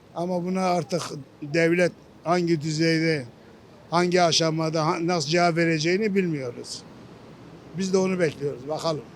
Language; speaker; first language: Turkish; non-native, local second language; Kurdish